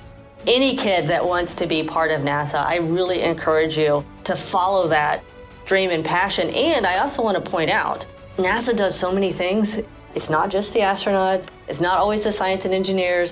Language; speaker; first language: English; native; English